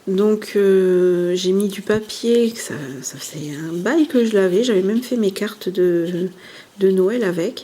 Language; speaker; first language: French; native; French